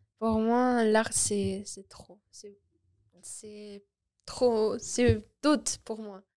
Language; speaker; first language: French; non-native, learner; Spanish